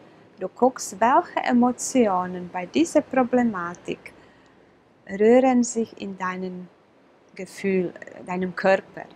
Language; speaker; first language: German; non-native, fluent; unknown